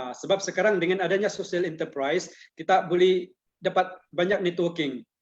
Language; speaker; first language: Malay; non-native, local second language; Central Dusun